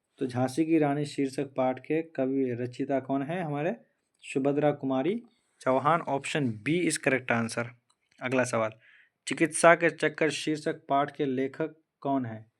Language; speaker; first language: Hindi; native; Hindi